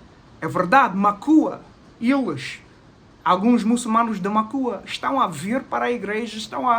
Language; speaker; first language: Portuguese; non-native, fluent; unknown